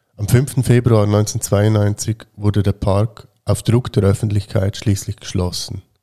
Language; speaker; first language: German; native; German